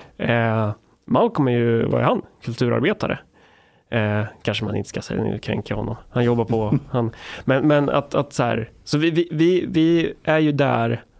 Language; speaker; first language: Swedish; native; Swedish